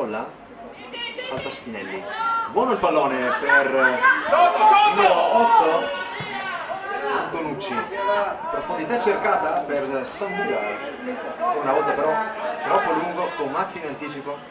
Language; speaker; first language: Italian; native; Italian